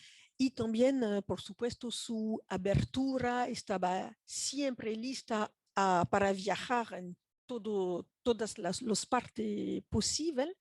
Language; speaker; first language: Spanish; non-native, fluent; French